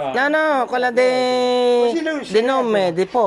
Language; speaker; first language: Italian; non-native, learner; Filipino